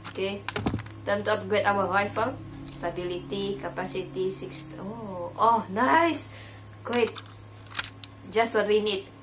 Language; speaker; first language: English; non-native, fluent; Indonesian